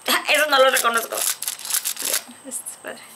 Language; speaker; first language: Spanish; native; Spanish